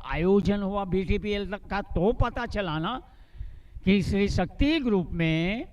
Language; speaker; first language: Hindi; non-native, local second language; Gujarati